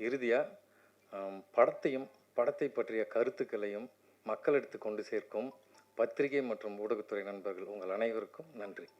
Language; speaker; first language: Tamil; native; Tamil